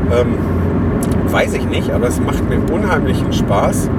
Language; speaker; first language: German; native; German